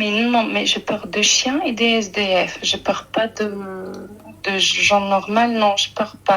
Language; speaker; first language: French; early bilingual, other home language; Arabic